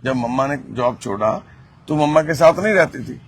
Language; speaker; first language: Hindi; non-native, local second language; Punjabi